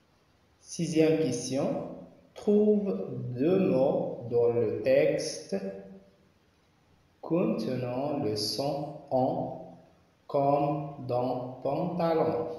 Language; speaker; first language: French; non-native, local second language; Arabic